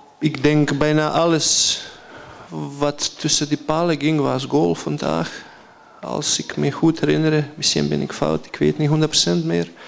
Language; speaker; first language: Dutch; non-native, fluent; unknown